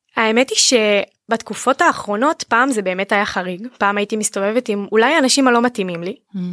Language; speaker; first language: Hebrew; native; Hebrew